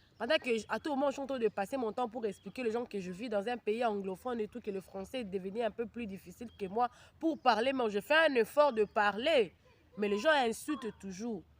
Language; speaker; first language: French; non-native, local second language; Lingala